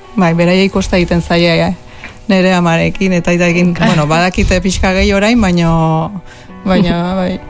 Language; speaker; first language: Basque; non-native, local second language; Spanish